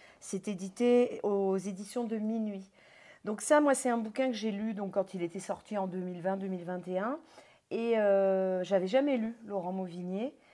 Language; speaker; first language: French; native; French